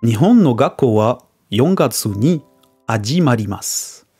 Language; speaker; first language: Japanese; non-native, learner; French